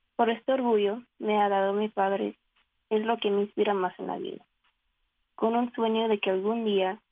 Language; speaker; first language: Spanish; early bilingual, heritage; Spanish